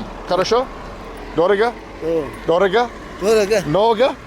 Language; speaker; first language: Russian; non-native, learner; English